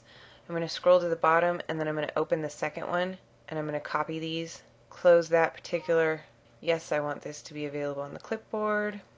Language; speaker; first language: English; native; English